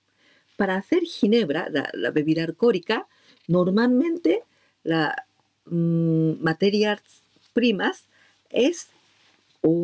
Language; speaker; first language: Spanish; non-native, learner; Japanese